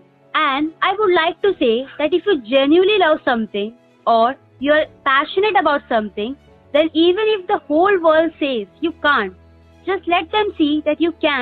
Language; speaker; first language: English; non-native, local second language; Malayalam